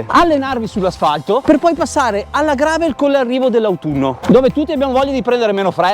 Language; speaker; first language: Italian; native; Italian